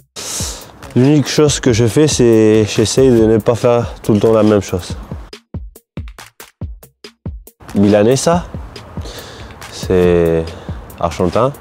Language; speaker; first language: French; non-native, learner; Spanish